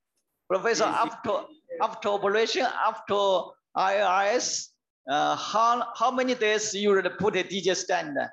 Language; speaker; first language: English; non-native, learner; Chinese